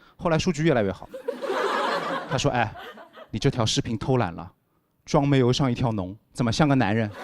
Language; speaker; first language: Chinese; native; Chinese